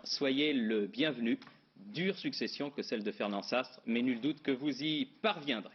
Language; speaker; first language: French; native; French